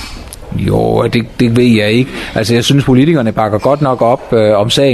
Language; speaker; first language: Danish; native; Danish